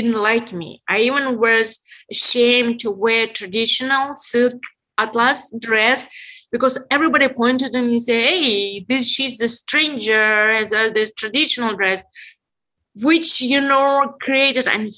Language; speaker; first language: English; non-native, fluent; Uzbek